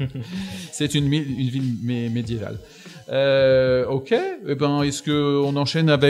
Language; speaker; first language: French; native; French